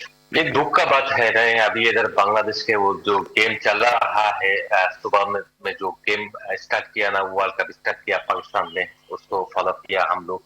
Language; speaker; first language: Hindi; non-native, learner; Bangla